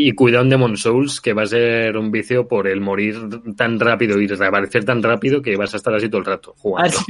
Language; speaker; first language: Spanish; native; Spanish